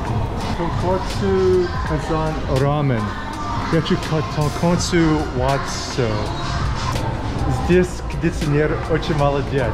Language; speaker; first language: Russian; non-native, learner; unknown